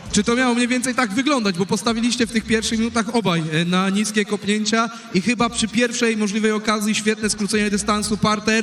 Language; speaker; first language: Polish; native; Polish